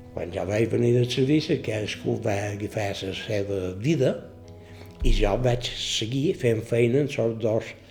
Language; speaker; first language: Catalan; native; Catalan